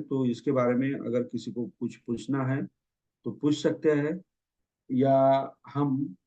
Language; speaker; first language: Hindi; non-native, local second language; Marathi